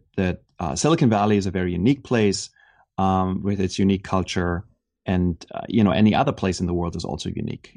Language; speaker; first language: English; non-native, fluent; German